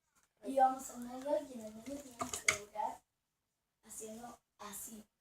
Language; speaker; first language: Spanish; native; Spanish